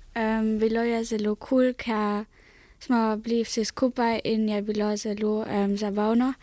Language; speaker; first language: Slovenian; non-native, local second language; German